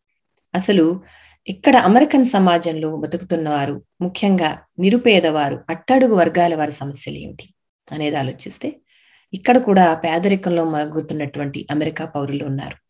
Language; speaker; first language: Telugu; native; Telugu